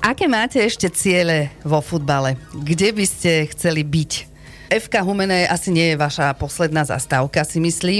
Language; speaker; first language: Slovak; native; Slovak